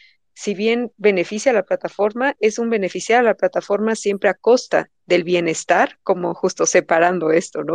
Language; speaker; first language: Spanish; native; Spanish